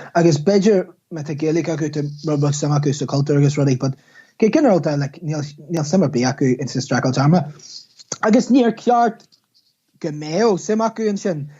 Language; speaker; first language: Irish; non-native, local second language; English